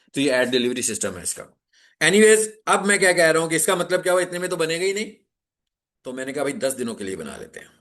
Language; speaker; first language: Urdu; non-native, local second language; Punjabi